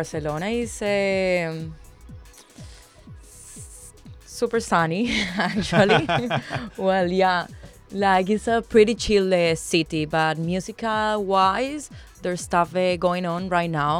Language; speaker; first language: English; non-native, fluent; Spanish